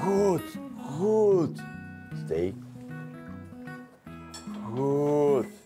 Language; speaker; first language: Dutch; non-native, learner; Spanish